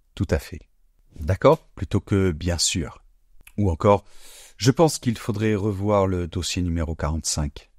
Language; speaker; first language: French; native; French